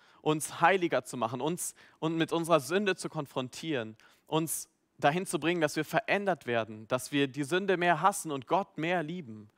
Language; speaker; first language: German; native; German